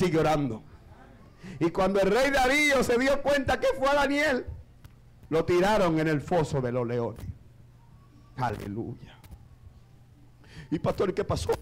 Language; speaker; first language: Spanish; native; Spanish